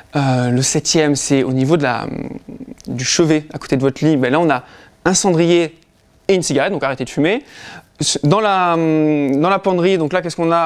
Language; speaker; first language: French; native; French